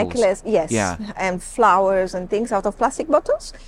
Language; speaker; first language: English; non-native, fluent; Italian